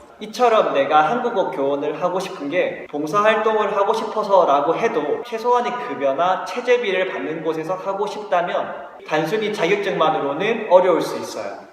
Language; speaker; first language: Korean; native; Korean